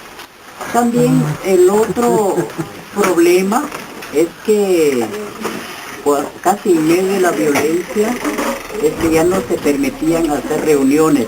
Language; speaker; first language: Spanish; non-native, local second language; Kʼicheʼ